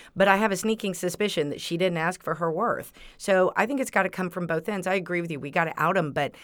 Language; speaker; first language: English; native; English